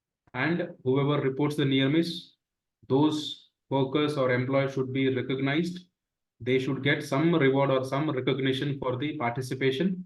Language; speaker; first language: English; non-native, local second language; Telugu